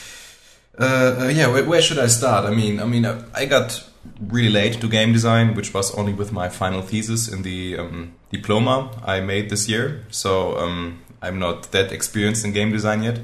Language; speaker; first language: English; non-native, fluent; German